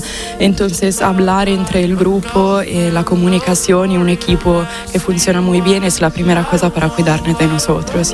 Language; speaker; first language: Spanish; non-native, fluent; Italian